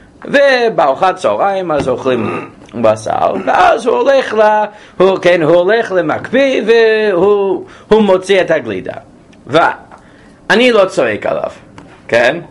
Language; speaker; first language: Hebrew; non-native, fluent; English